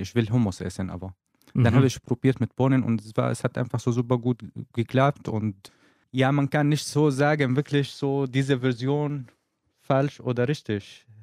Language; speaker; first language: German; non-native, learner; Arabic